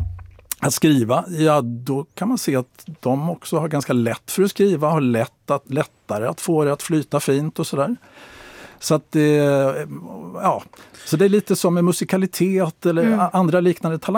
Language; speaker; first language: Swedish; native; Swedish